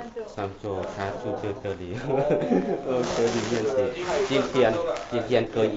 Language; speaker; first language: Chinese; non-native, learner; Thai